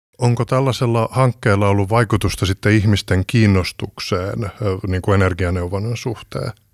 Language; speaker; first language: Finnish; native; Finnish